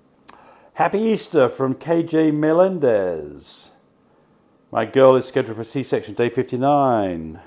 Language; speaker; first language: English; native; English